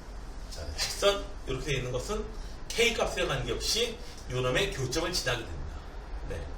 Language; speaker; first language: Korean; native; Korean